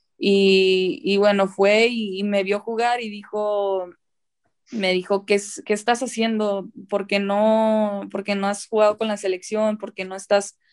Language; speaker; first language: Spanish; early bilingual, heritage; Spanish